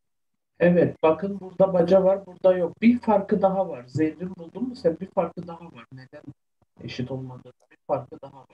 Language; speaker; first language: Turkish; native; Turkish